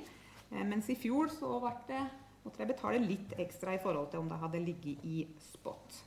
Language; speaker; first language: Norwegian; native; Norwegian